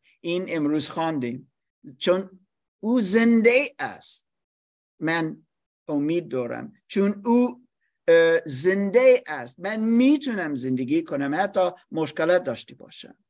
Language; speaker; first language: Persian; non-native, fluent; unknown